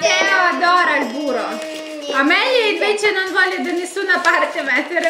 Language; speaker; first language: Italian; non-native, fluent; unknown